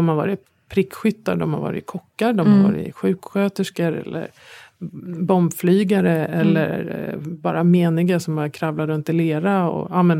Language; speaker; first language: Swedish; native; Swedish